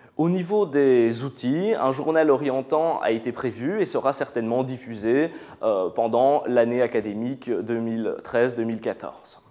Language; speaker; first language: French; native; French